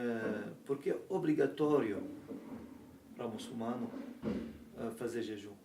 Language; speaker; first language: Portuguese; non-native, learner; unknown